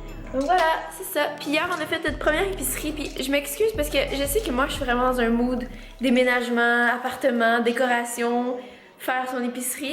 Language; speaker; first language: French; native; French